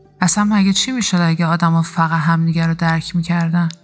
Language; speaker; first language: Persian; native; Persian